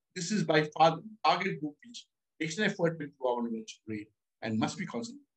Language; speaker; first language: English; non-native, local second language; Hindi